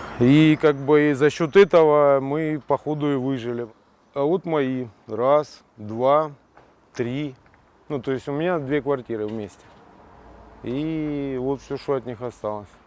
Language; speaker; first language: Russian; native; Russian